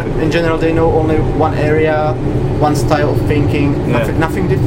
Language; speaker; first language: English; non-native, fluent; Czech